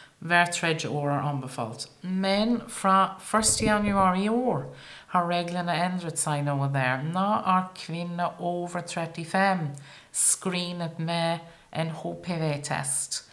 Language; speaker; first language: Norwegian; non-native, fluent; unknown